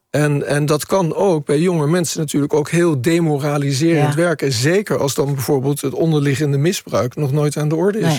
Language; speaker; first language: Dutch; native; Dutch